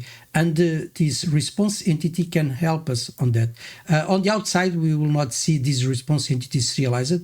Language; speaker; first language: English; non-native, fluent; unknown